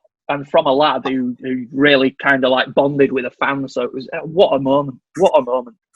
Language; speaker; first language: English; native; English